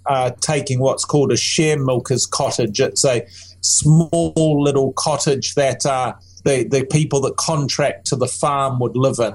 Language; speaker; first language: English; native; English